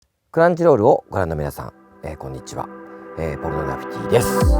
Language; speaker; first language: Japanese; native; Japanese